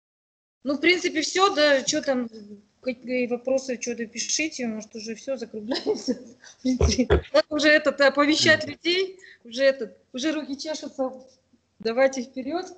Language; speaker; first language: Russian; native; Russian